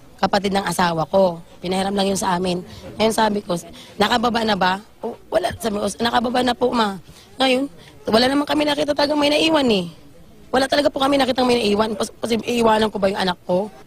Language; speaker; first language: Filipino; native; Filipino